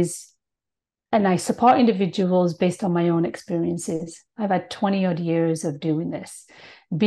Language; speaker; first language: English; native; English